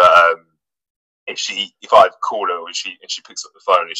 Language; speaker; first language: English; non-native, local second language; Russian